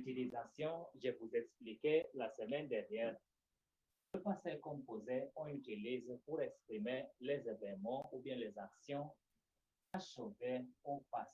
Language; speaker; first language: French; non-native, fluent; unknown